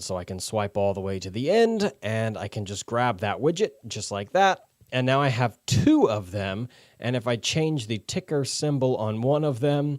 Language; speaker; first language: English; native; English